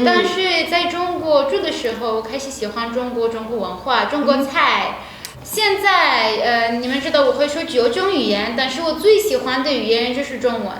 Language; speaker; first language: Chinese; non-native, fluent; Persian